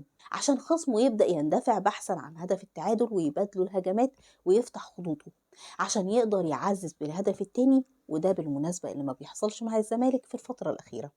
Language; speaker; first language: Arabic; native; Arabic